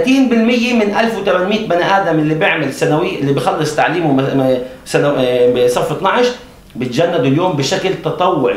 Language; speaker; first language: Arabic; native; Arabic